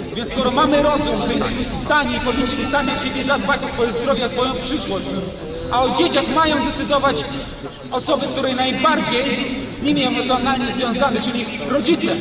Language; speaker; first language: Polish; non-native, fluent; Russian